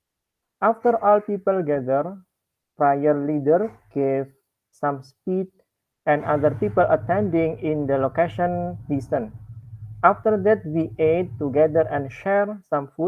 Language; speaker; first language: English; non-native, learner; Indonesian